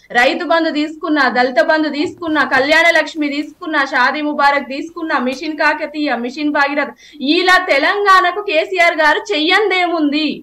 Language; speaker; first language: Telugu; native; Telugu